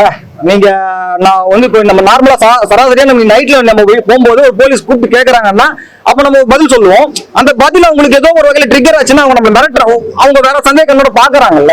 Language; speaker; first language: Tamil; native; Tamil